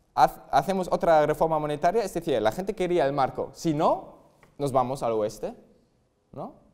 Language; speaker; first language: Spanish; non-native, fluent; German